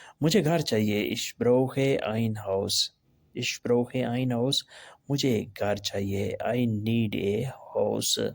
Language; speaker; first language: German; non-native, fluent; Urdu